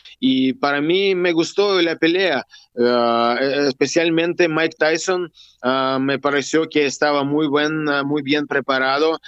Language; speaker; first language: Spanish; non-native, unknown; Russian